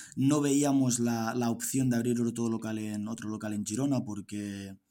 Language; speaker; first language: Spanish; native; Spanish